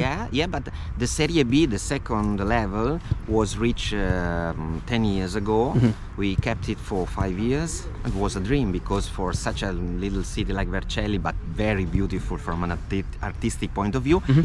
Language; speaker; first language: English; non-native, fluent; Italian